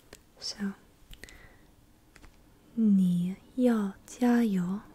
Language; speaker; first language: Chinese; non-native, fluent; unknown